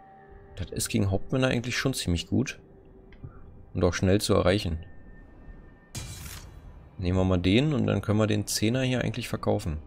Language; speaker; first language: German; native; German